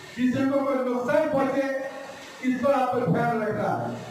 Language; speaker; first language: Hindi; non-native, local second language; Bangla